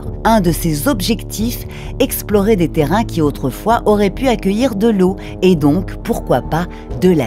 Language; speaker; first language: French; native; French